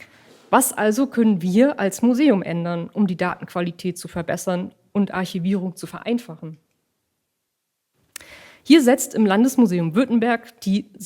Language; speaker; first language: German; native; German